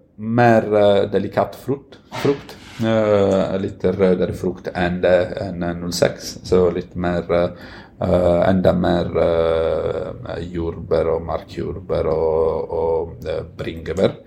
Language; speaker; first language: Norwegian; non-native, fluent; Italian